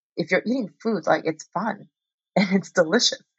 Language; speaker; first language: English; early bilingual, heritage; Chinese